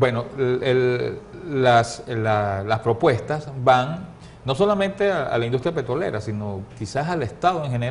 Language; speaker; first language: Spanish; native; Spanish